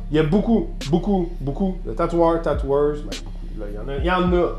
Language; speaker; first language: French; native; French